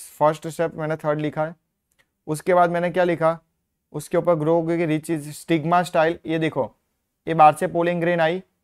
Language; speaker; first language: Hindi; non-native, local second language; Gujarati